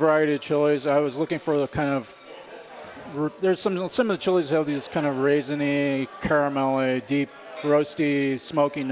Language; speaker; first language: English; native; English